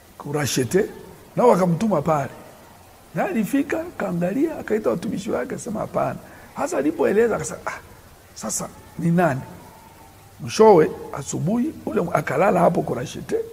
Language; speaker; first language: Swahili; native; Swahili